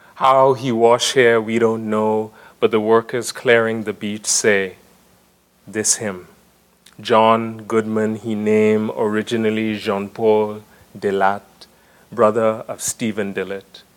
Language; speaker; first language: English; native; English